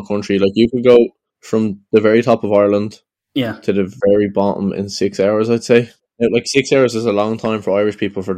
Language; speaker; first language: English; native; English